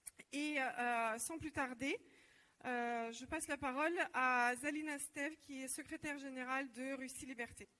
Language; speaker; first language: French; non-native, fluent; Russian